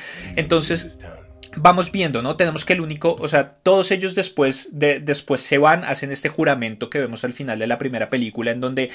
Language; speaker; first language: Spanish; native; Spanish